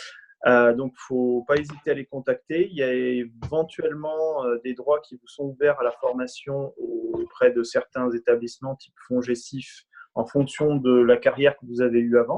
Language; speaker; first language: French; native; French